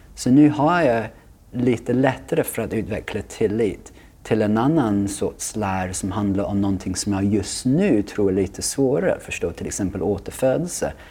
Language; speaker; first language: Swedish; non-native, fluent; English